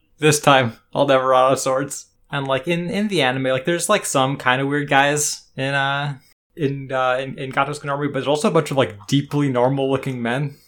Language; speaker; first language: English; native; English